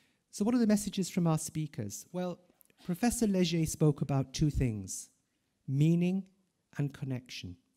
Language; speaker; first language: English; native; English